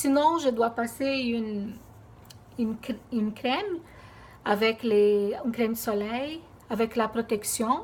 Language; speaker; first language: French; non-native, fluent; Portuguese